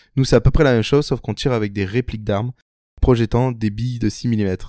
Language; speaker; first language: French; native; French